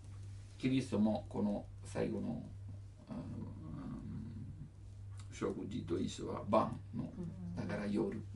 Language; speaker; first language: Japanese; non-native, learner; Italian